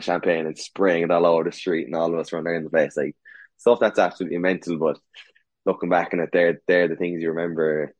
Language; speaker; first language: English; native; English